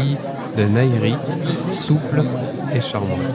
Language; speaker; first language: French; native; French